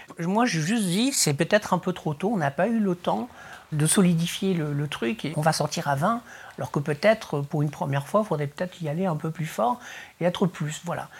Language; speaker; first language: French; early bilingual, other home language; Spanish